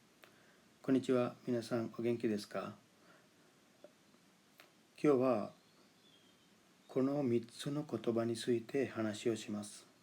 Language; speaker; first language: Japanese; non-native, fluent; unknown